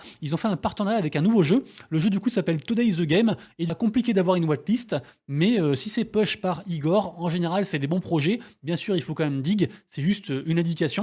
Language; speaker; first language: French; native; French